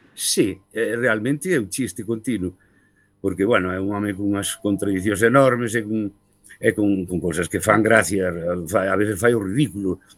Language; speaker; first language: Galician; native; Galician